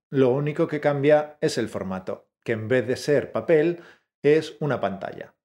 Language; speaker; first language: Spanish; native; Spanish